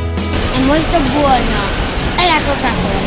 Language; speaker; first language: Italian; early bilingual, other home language; Portuguese